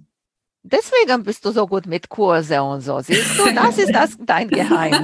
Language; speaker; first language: German; non-native, fluent; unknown